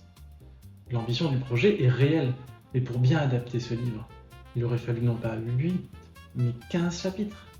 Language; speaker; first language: French; native; French